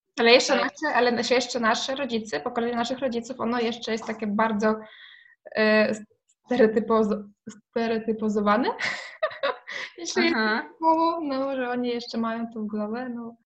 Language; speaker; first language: Polish; non-native, fluent; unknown